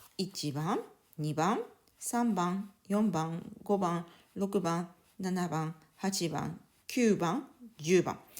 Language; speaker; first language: Japanese; native; Japanese